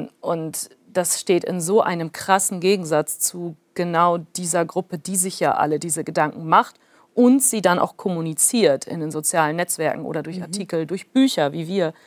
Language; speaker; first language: German; early bilingual, other home language; Plautdietsch